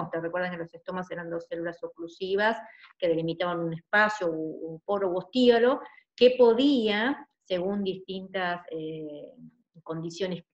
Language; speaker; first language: Spanish; native; Spanish